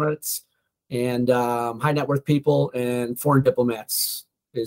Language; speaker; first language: English; native; English